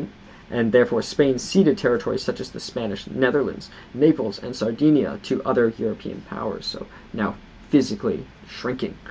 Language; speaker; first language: English; native; English